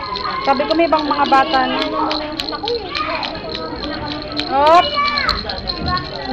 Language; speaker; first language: Filipino; native; Filipino